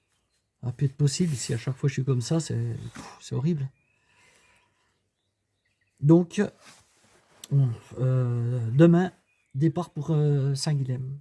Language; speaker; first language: French; native; French